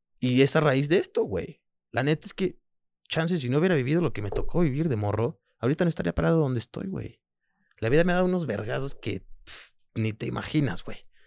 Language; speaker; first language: Spanish; early bilingual, other home language; French